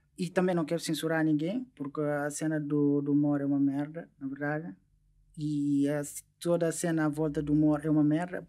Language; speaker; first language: Portuguese; non-native, local second language; Upper Guinea Crioulo